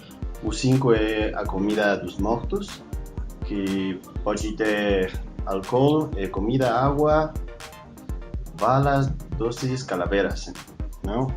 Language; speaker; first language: Portuguese; non-native, learner; Spanish